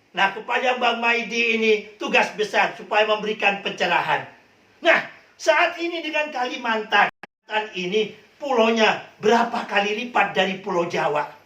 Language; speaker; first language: Indonesian; native; Indonesian